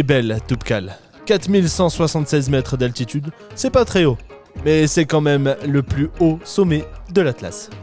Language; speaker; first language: French; native; French